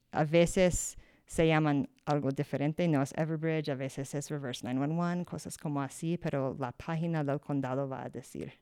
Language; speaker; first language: Spanish; non-native, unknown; English